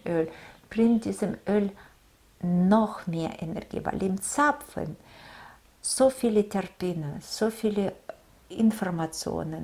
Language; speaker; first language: German; non-native, fluent; Russian